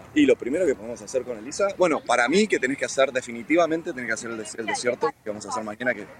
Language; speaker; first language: Spanish; native; Spanish